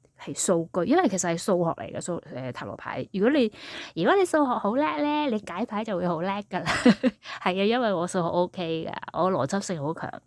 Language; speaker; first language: Cantonese; early bilingual, heritage; Cantonese